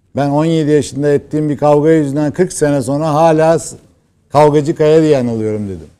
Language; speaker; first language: Turkish; native; Turkish